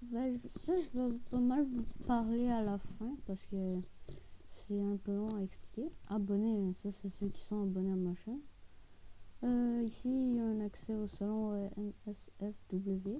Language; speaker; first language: French; native; French